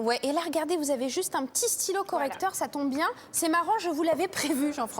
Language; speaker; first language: French; native; French